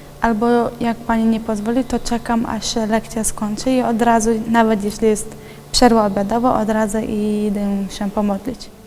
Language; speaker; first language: Polish; non-native, fluent; Chechen